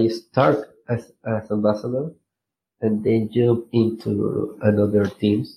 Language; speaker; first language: English; non-native, learner; Spanish